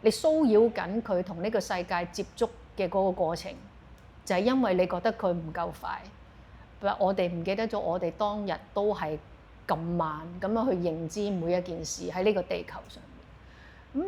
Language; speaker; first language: Cantonese; native; Cantonese